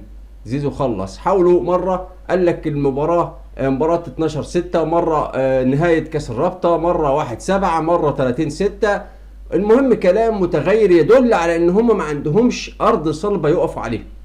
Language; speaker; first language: Arabic; native; Arabic